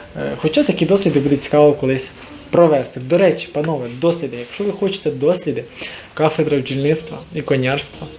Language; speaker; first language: Ukrainian; non-native, local second language; Russian